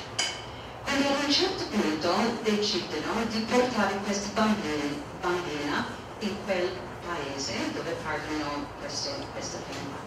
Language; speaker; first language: Italian; non-native, fluent; English